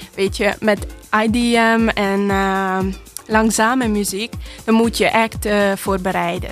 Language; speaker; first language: Dutch; non-native, learner; Hungarian